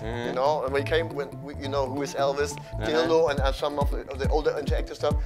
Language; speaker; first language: English; non-native, fluent; German